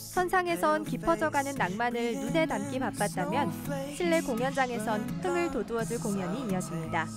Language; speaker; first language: Korean; native; Korean